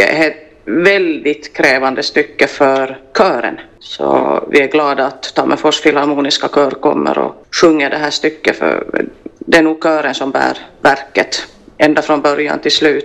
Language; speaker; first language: Swedish; native; Swedish